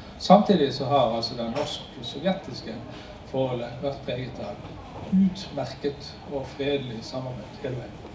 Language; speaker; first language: Norwegian; native; Norwegian